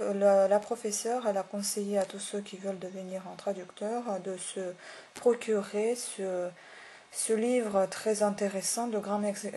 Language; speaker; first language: French; non-native, fluent; Russian